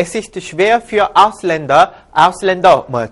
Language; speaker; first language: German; non-native, fluent; Korean